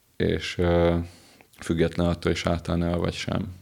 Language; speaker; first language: Hungarian; native; Hungarian